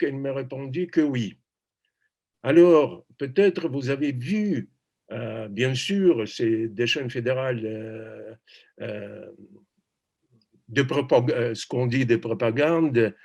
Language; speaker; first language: French; non-native, fluent; Russian